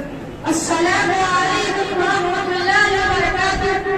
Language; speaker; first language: Arabic; non-native, learner; Urdu